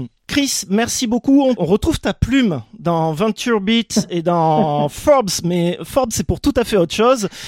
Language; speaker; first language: French; native; French